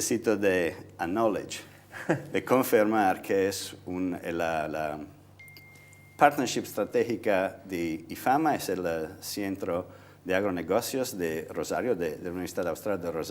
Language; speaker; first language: Spanish; non-native, fluent; Italian